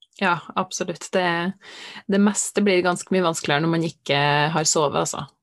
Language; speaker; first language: Norwegian; native; Norwegian